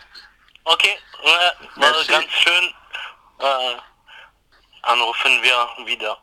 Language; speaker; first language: German; non-native, learner; English